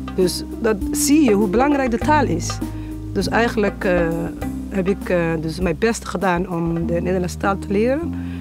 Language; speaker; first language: Dutch; non-native, fluent; Somali